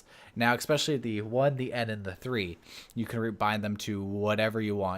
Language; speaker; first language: English; native; English